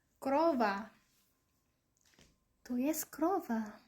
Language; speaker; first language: Polish; non-native, learner; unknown